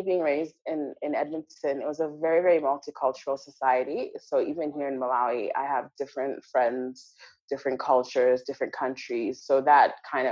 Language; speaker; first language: English; native; English